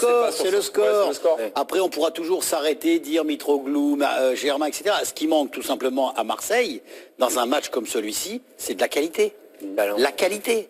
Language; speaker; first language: French; native; French